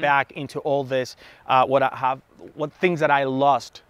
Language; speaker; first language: English; non-native, fluent; Spanish